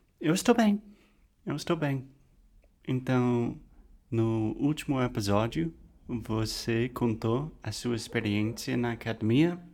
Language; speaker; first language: Portuguese; non-native, fluent; English